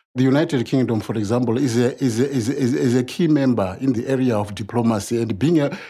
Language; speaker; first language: English; non-native, local second language; Shona